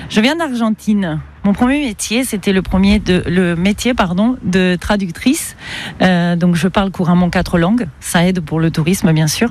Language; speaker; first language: French; non-native, fluent; Spanish